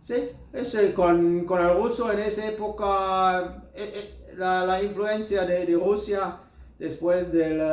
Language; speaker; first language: Spanish; non-native, learner; German